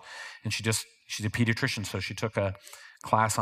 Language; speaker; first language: English; native; English